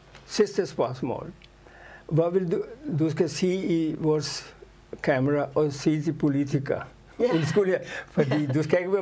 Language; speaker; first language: Danish; non-native, fluent; Urdu